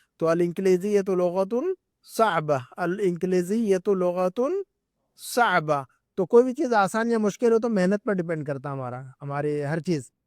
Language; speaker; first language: Urdu; native; Urdu